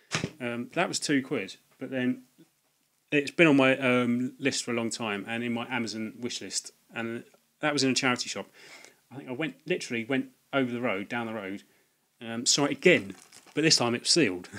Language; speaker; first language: English; native; English